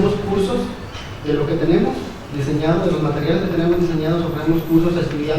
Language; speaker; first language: Spanish; native; Spanish